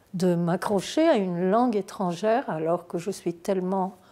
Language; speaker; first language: French; non-native, fluent; Turkish